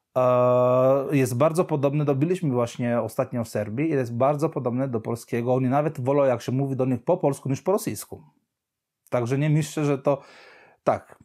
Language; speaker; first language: Polish; non-native, fluent; Italian